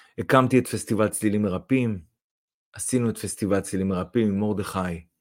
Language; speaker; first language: Hebrew; non-native, fluent; Russian